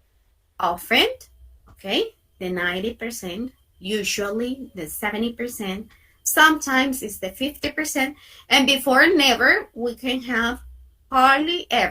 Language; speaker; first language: English; non-native, fluent; Spanish